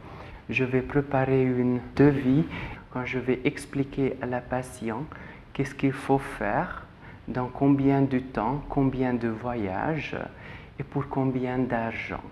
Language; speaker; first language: French; non-native, fluent; Hungarian